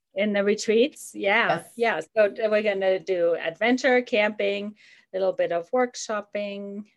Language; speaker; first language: English; non-native, fluent; German